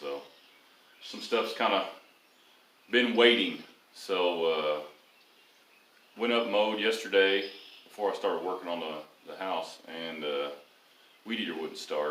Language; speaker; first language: English; native; English